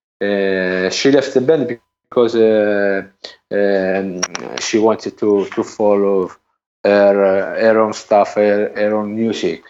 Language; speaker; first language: English; non-native, learner; Italian